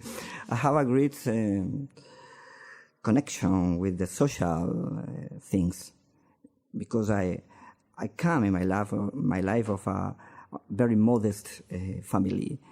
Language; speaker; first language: English; non-native, learner; Spanish